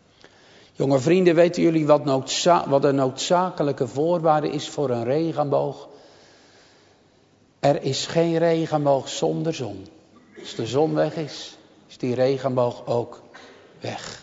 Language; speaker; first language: Dutch; native; Dutch